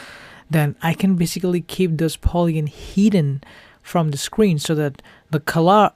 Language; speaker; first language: English; non-native, fluent; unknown